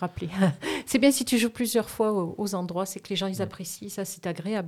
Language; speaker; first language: French; native; French